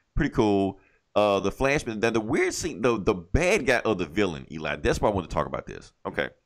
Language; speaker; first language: English; native; English